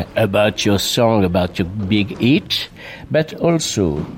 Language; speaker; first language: English; non-native, learner; French